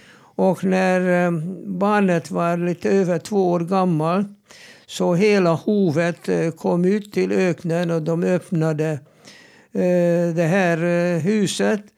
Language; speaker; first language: Swedish; non-native, fluent; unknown